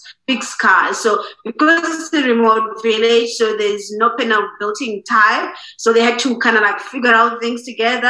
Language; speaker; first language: English; non-native, local second language; Xhosa